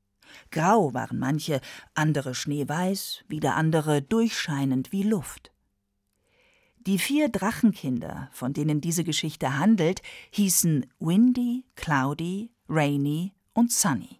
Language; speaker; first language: German; native; German